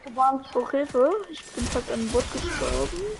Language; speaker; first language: German; native; German